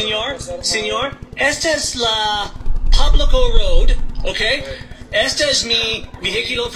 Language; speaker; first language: Spanish; non-native, learner; English